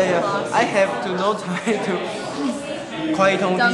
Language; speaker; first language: English; non-native, learner; Chinese